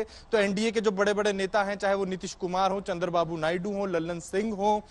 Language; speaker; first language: Hindi; native; Hindi